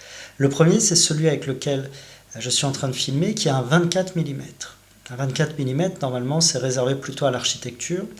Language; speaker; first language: French; native; French